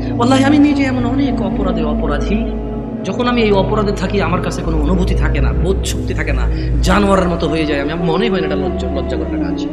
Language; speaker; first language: Bangla; early bilingual, heritage; Bangla